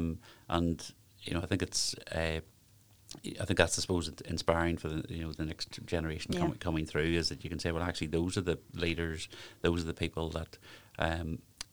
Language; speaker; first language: English; native; English